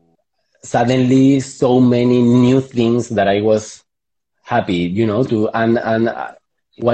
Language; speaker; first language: English; non-native, fluent; Spanish